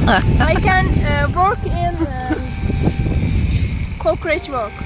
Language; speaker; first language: English; non-native, learner; Azerbaijani